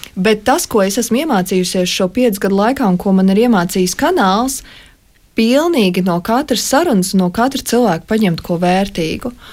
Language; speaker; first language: Latvian; native; Latvian